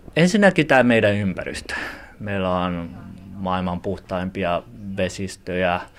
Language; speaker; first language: Finnish; early bilingual, other home language; Chinese